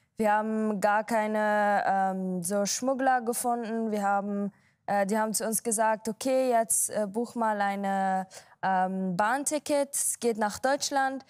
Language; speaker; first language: German; non-native, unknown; Arabic